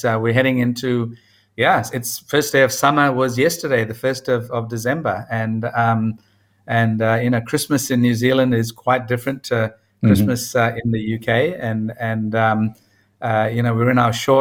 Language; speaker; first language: English; non-native, local second language; Tamil